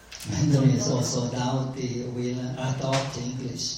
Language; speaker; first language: English; non-native, fluent; Chinese